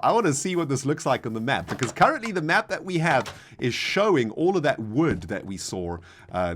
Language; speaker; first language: English; native; English